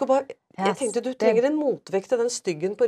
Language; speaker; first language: Norwegian; native; Norwegian